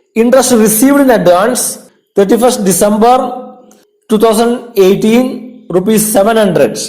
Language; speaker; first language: English; non-native, local second language; Malayalam